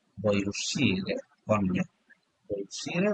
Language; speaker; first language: Italian; non-native, learner; Bangla